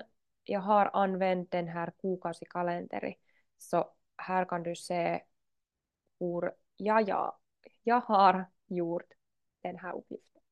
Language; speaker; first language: Swedish; non-native, local second language; Finnish